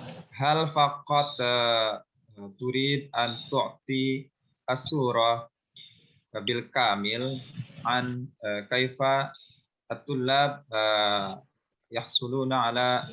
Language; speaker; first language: Arabic; non-native, learner; Indonesian